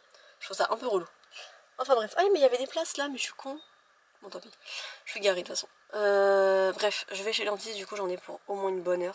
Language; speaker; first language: French; native; French